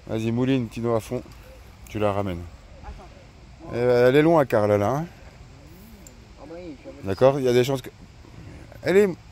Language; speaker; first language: French; native; French